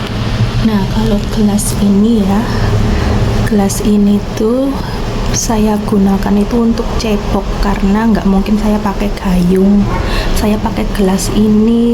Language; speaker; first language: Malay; non-native, local second language; Javanese